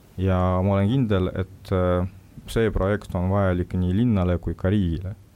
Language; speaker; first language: Estonian; non-native, local second language; Russian